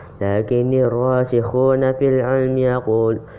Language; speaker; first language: Arabic; non-native, learner; Indonesian